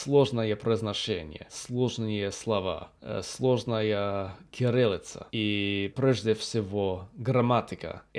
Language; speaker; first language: Russian; non-native, learner; English